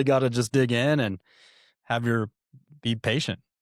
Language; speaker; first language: English; native; English